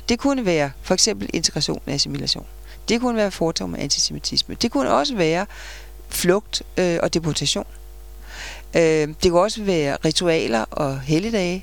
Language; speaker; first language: Danish; native; Danish